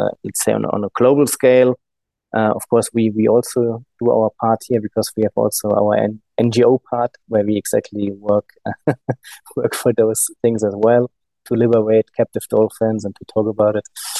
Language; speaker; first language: English; non-native, fluent; German